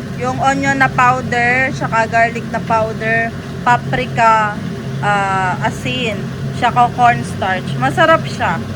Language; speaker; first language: Filipino; native; Filipino